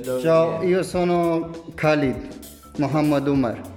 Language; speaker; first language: Italian; non-native, learner; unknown